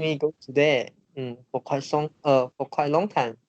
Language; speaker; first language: English; non-native, learner; Chinese